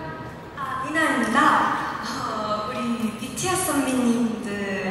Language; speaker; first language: Korean; non-native, learner; English